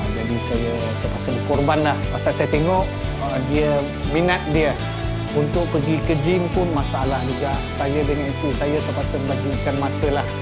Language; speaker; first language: Malay; native; Malay